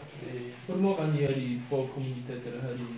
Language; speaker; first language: Swedish; non-native, fluent; Polish